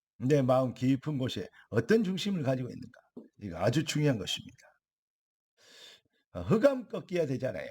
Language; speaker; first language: Korean; native; Korean